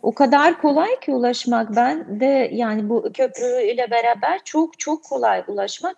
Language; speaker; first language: Turkish; non-native, fluent; Russian